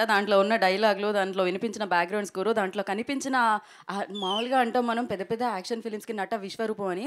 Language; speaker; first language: Telugu; native; Telugu